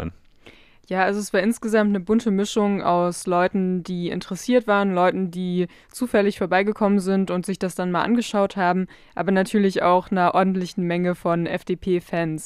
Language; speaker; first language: German; native; German